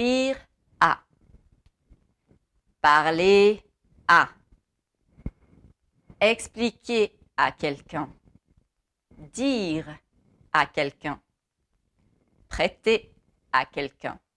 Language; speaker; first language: French; non-native, fluent; English